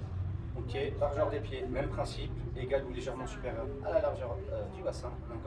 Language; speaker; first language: French; native; French